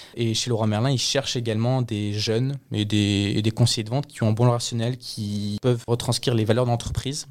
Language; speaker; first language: French; early bilingual, other home language; Spanish